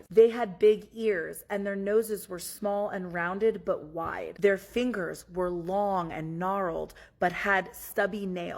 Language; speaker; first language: English; native; English